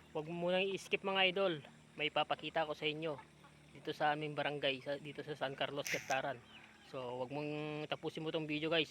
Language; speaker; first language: Filipino; non-native, local second language; Iloko